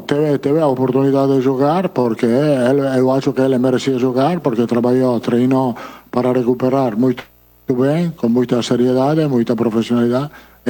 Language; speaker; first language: Portuguese; non-native, fluent; Italian